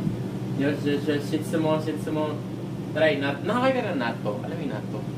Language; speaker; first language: Japanese; non-native, fluent; Filipino